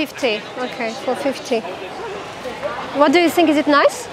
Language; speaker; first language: English; non-native, learner; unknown